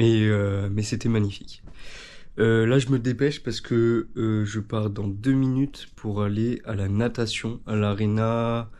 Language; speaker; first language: French; native; French